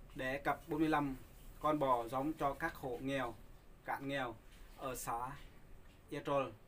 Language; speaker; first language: Vietnamese; non-native, local second language; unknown